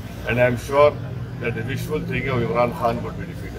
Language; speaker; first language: English; non-native, local second language; Urdu